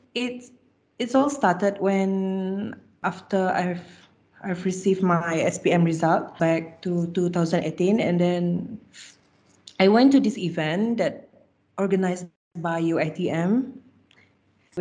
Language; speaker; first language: English; non-native, local second language; Malay